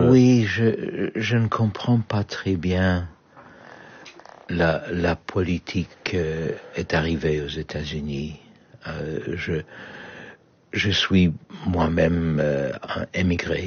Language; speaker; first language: French; non-native, learner; Polish